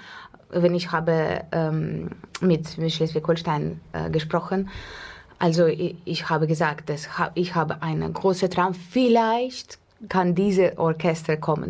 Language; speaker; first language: German; non-native, learner; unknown